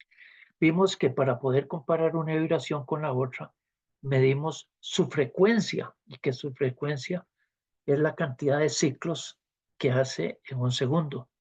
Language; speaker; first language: Spanish; native; Spanish